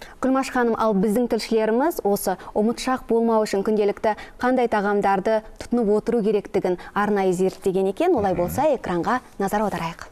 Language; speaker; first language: Kazakh; native; Kazakh